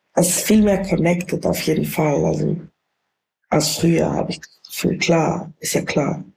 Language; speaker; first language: German; native; German